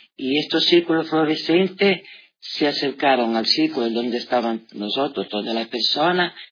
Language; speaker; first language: Spanish; non-native, learner; Italian